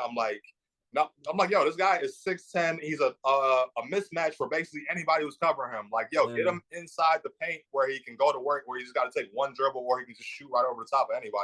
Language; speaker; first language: English; native; English